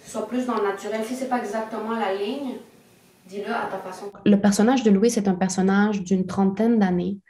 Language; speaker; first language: French; native; French